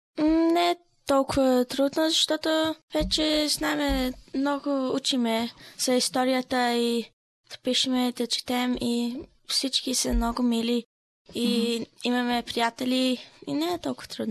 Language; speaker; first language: Bulgarian; early bilingual, heritage; Bulgarian